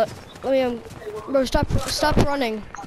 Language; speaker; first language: English; native; English